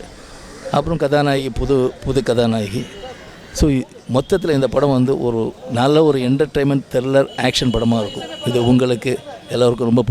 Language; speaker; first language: Tamil; native; Tamil